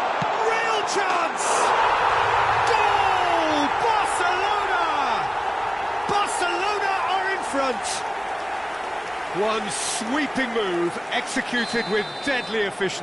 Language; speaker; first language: English; native; English